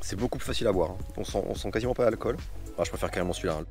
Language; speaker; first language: French; native; French